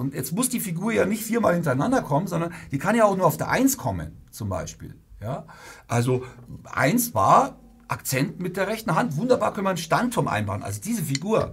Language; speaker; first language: German; native; German